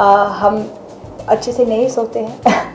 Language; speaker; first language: Hindi; non-native, fluent; English